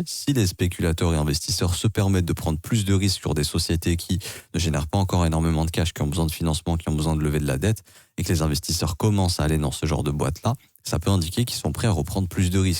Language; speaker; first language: French; native; French